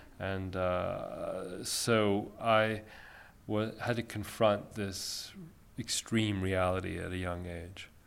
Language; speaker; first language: English; early bilingual, other home language; Armenian